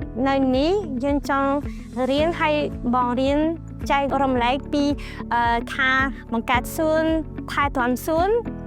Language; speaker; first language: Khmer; early bilingual, heritage; Khmer